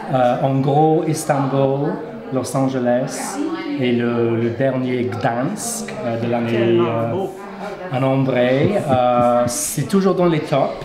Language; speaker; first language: French; non-native, fluent; English